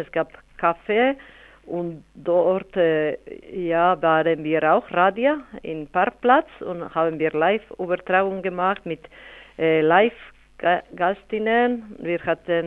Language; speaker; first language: German; non-native, fluent; Spanish